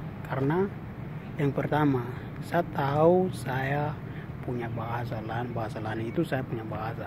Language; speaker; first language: Indonesian; non-native, local second language; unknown